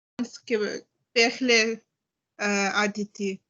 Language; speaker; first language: Hindi; non-native, learner; Russian